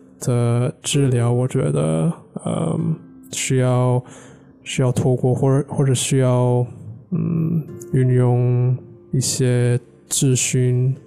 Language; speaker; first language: Chinese; non-native, fluent; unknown